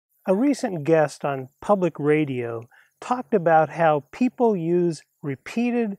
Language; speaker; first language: English; native; English